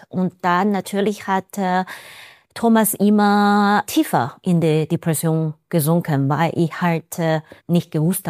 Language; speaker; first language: German; non-native, fluent; Chinese